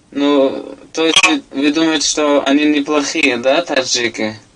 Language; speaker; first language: Russian; non-native, local second language; Tajik